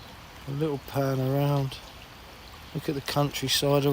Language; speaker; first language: English; native; English